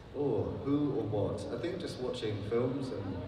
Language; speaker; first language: English; native; English